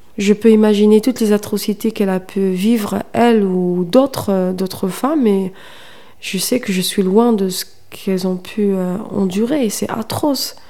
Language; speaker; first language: French; non-native, local second language; Kabyle